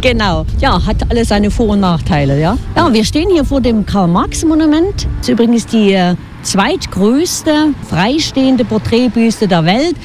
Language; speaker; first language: German; native; German